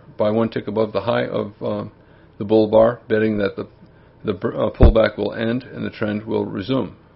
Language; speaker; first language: English; native; English